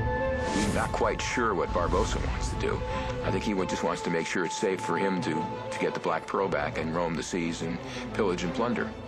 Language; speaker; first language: English; native; English